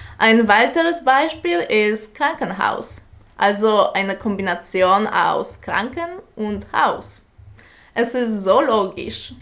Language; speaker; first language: German; non-native, fluent; Polish